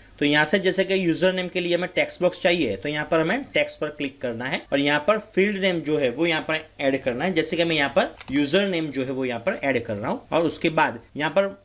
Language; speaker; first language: Hindi; non-native, local second language; Gujarati